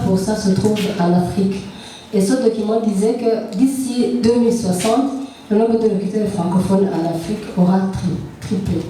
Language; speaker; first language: French; non-native, local second language; Rundi